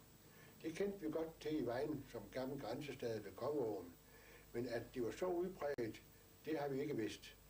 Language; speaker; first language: Danish; native; Danish